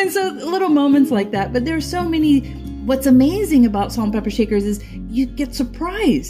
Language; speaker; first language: English; non-native, fluent; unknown